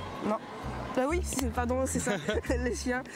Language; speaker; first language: French; native; French